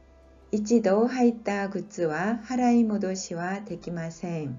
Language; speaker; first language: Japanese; non-native, fluent; Korean